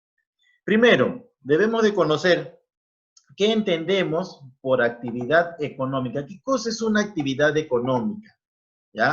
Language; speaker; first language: Spanish; native; Spanish